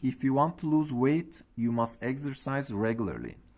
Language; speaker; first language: English; non-native, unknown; Turkish